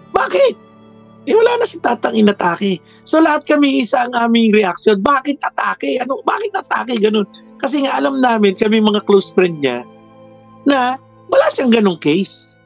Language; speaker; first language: Filipino; native; Filipino